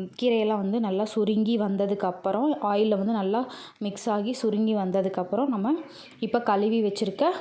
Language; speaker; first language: Tamil; native; Tamil